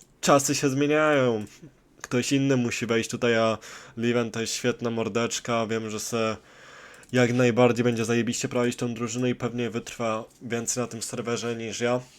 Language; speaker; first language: Polish; native; Polish